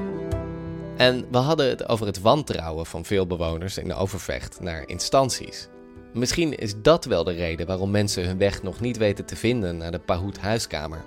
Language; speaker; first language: Dutch; native; Dutch